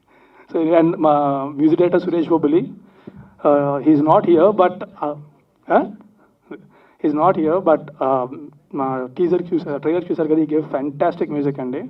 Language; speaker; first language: Telugu; native; Telugu